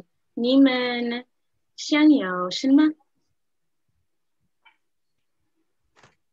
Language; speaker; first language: Chinese; non-native, learner; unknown